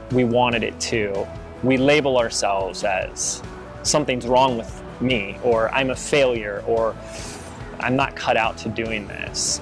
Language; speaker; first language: English; native; English